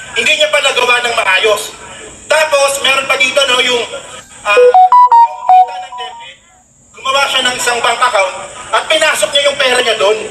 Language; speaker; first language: Filipino; non-native, local second language; Hiligaynon